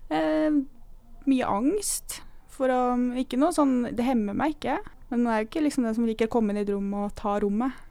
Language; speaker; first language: Norwegian; native; Norwegian